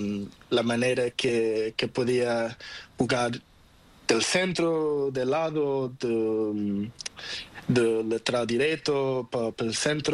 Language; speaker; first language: Spanish; non-native, learner; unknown